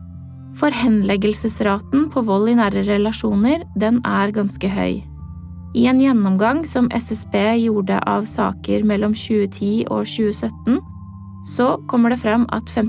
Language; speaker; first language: Norwegian; native; Norwegian